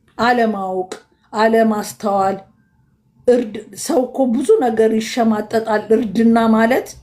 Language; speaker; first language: Amharic; native; Amharic